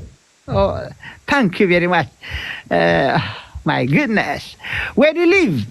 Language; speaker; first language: English; non-native, learner; Tigrinya